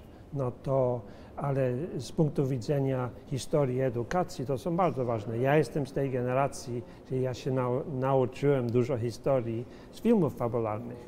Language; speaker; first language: Polish; early bilingual, heritage; Polish